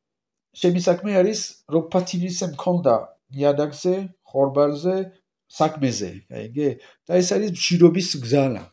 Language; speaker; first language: Georgian; non-native, learner; French